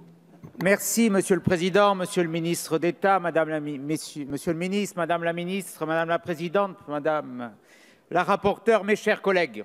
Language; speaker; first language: French; native; French